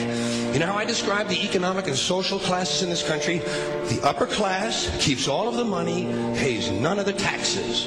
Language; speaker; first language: English; native; English